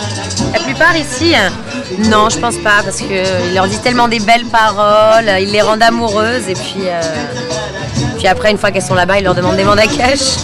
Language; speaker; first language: French; native; French